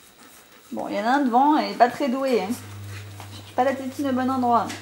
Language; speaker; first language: French; native; French